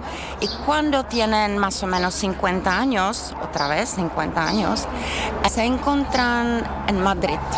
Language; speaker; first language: Spanish; non-native, learner; Czech